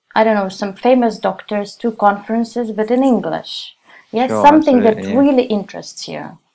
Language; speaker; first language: English; non-native, fluent; Russian